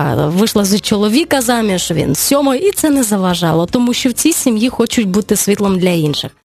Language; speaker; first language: Ukrainian; native; Ukrainian